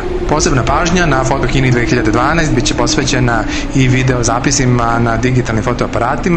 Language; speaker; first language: Serbian; native; Serbian